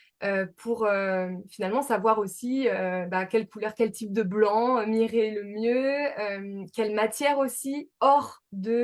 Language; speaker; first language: French; native; French